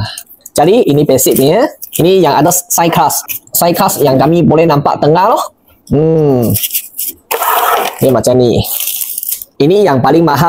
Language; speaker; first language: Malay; non-native, local second language; Chinese